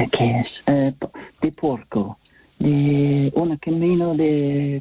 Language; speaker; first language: Spanish; non-native, learner; English